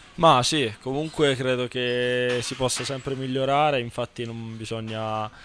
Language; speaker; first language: Italian; native; Italian